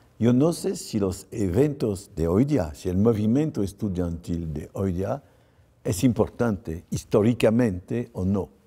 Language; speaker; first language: Spanish; non-native, fluent; French